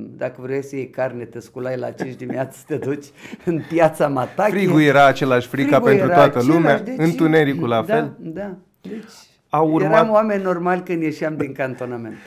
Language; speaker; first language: Romanian; non-native, local second language; Ukrainian